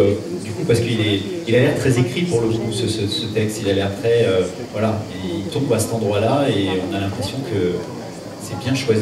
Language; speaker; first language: French; native; French